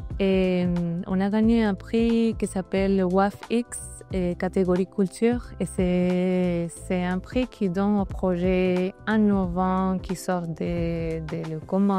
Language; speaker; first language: French; non-native, fluent; Spanish